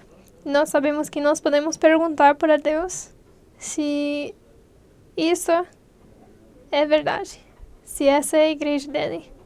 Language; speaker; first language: Portuguese; non-native, fluent; English